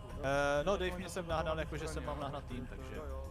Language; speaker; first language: Czech; native; Czech